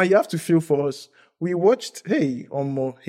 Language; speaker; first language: English; non-native, local second language; Yoruba